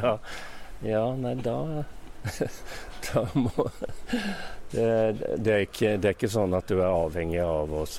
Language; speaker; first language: Norwegian; native; Norwegian